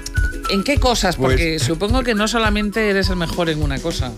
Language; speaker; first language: Spanish; native; Spanish